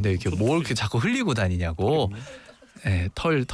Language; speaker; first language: Korean; native; Korean